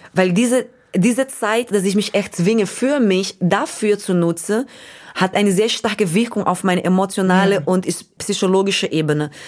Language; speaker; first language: German; non-native, fluent; Portuguese